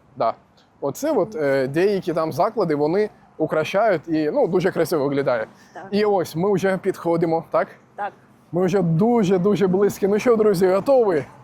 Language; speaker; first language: Ukrainian; non-native, fluent; Turkish